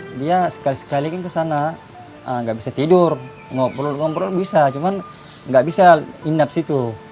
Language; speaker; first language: Indonesian; non-native, fluent; Rohingya